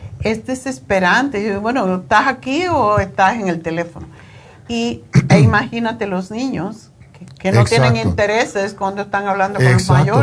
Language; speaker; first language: Spanish; non-native, fluent; English